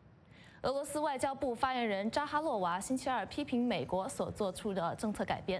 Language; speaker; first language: Chinese; native; Chinese